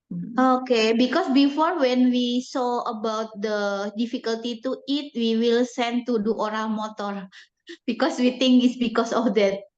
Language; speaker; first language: English; non-native, learner; Indonesian